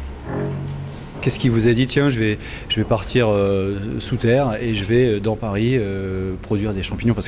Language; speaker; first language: French; native; French